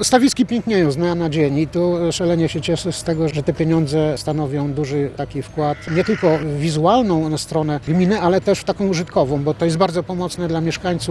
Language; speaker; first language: Polish; native; Polish